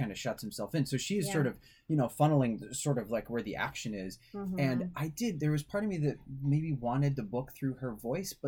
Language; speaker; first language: English; native; English